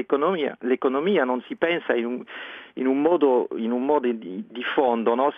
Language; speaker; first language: Italian; non-native, fluent; French